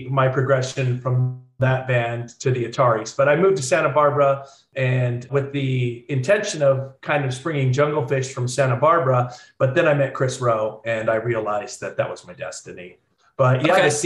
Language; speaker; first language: English; native; English